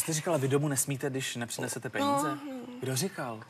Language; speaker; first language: Czech; native; Czech